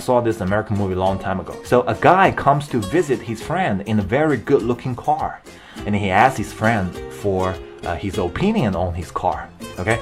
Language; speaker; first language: English; non-native, fluent; Chinese